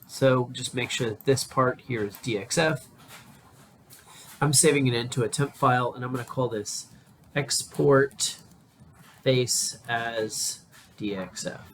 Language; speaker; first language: English; native; English